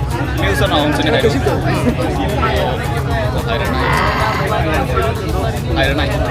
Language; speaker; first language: Japanese; non-native, learner; Bangla